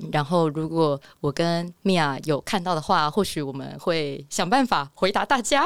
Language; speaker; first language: Chinese; native; Chinese